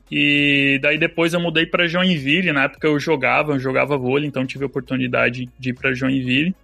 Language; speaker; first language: Portuguese; native; Portuguese